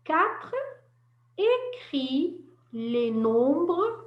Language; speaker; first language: French; non-native, local second language; Arabic